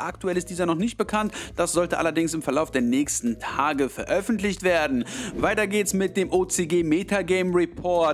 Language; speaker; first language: German; native; German